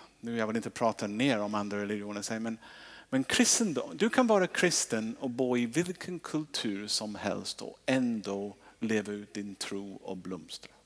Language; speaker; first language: Swedish; non-native, fluent; English